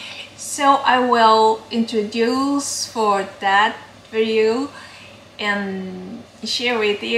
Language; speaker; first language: English; non-native, learner; Japanese